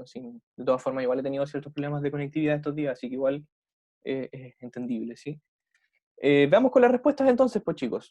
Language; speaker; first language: Spanish; native; Spanish